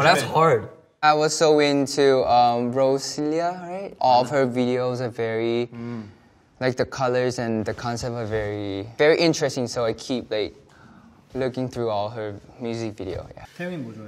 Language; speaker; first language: English; early bilingual, other home language; Korean